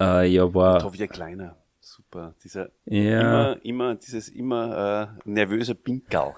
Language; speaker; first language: German; native; German